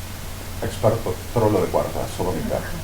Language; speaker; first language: Spanish; native; Spanish